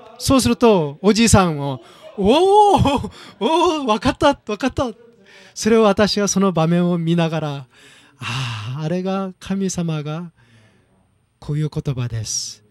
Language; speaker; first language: Japanese; non-native, fluent; Korean